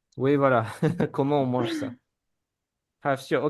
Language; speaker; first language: French; non-native, fluent; Azerbaijani